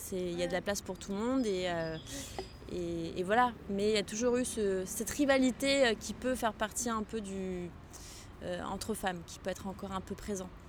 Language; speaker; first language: French; non-native, local second language; Arabic